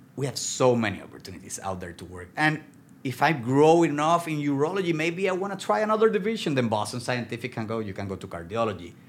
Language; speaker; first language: English; non-native, fluent; Spanish